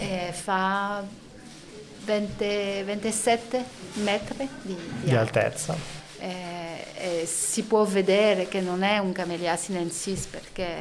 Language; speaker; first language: Italian; non-native, learner; French